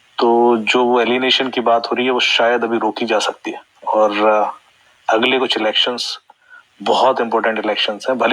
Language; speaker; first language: Hindi; native; Hindi